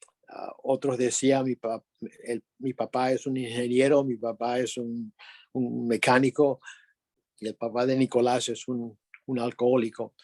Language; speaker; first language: Spanish; early bilingual, other home language; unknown